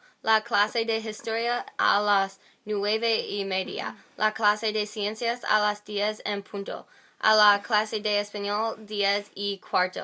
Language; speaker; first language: Spanish; non-native, learner; English